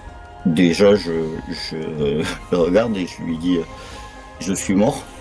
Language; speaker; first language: French; native; French